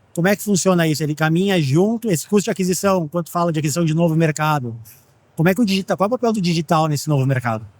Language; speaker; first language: Portuguese; native; Portuguese